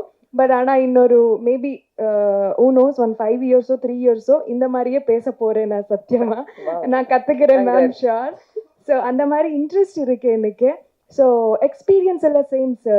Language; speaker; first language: Tamil; non-native, learner; Kannada